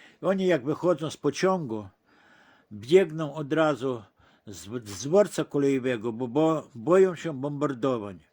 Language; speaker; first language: Polish; early bilingual, heritage; Polish